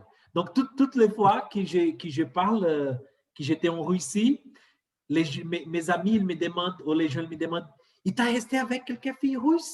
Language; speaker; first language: French; non-native, fluent; Portuguese